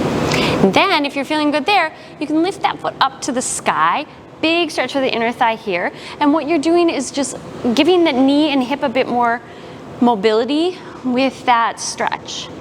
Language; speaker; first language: English; native; English